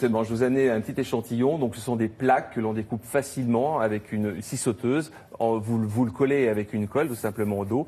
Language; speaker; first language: French; native; French